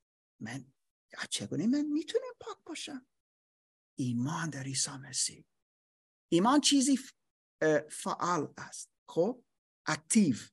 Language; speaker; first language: Persian; non-native, learner; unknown